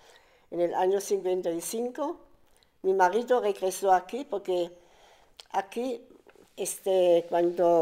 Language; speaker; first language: Spanish; non-native, fluent; German